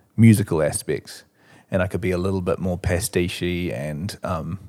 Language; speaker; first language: English; native; English